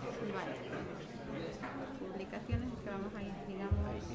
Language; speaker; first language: Spanish; native; Spanish